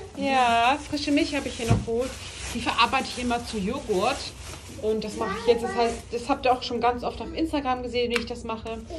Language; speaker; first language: German; early bilingual, other home language; Turkish